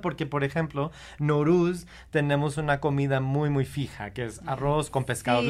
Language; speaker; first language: Spanish; non-native, local second language; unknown